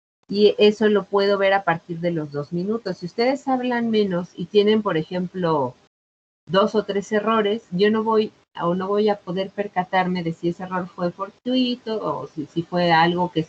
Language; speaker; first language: Spanish; native; Spanish